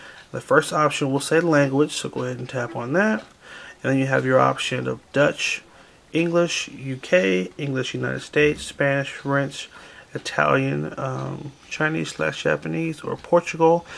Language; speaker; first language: English; native; English